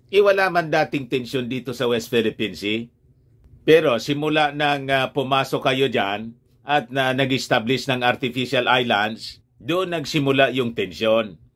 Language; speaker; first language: Filipino; native; Filipino